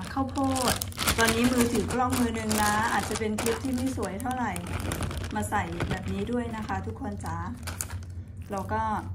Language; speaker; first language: Thai; native; Thai